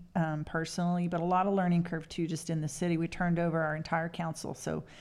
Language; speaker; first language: English; native; English